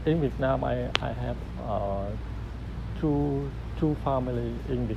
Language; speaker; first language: English; non-native, learner; Vietnamese